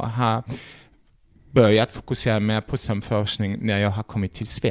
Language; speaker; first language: Swedish; non-native, fluent; German